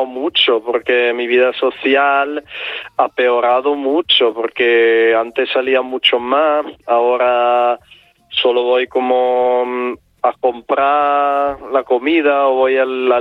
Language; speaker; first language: Spanish; non-native, fluent; Italian